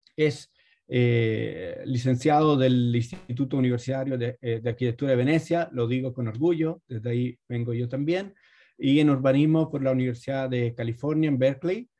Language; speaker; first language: Spanish; native; Spanish